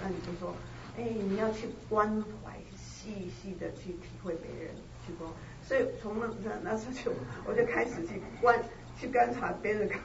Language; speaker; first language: Chinese; native; Chinese